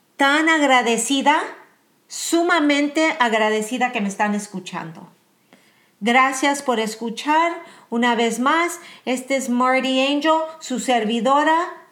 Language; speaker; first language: Spanish; early bilingual, heritage; Spanish